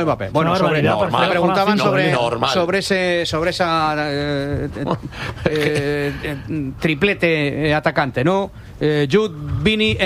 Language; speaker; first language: Spanish; native; Spanish